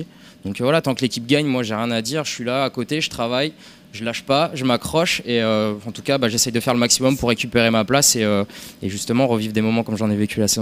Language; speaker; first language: French; native; French